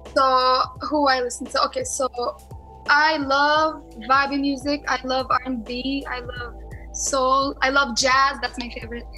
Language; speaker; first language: English; non-native, fluent; Arabic